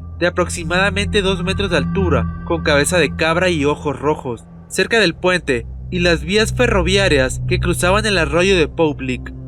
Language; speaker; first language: Spanish; native; Spanish